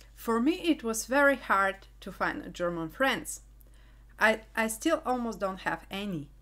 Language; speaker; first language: English; non-native, fluent; Bulgarian